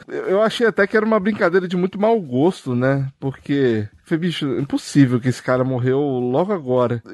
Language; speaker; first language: Portuguese; native; Portuguese